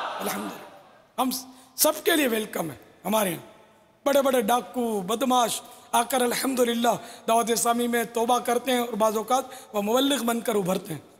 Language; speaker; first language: Urdu; non-native, local second language; Memoni